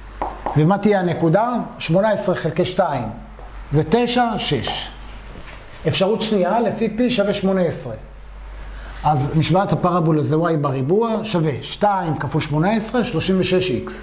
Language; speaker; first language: Hebrew; native; Hebrew